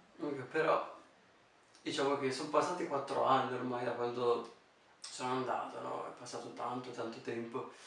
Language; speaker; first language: Italian; native; Italian